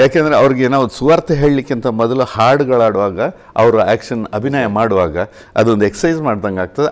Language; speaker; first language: Kannada; early bilingual, heritage; Kannada